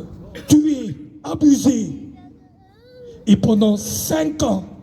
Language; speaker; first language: French; non-native, local second language; Dutch